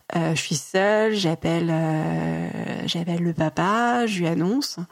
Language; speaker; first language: French; native; French